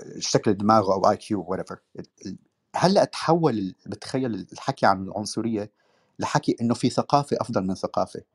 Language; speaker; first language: Arabic; native; Arabic